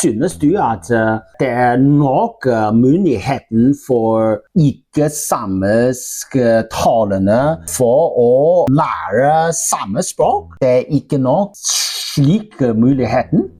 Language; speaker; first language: Norwegian; non-native, learner; Welsh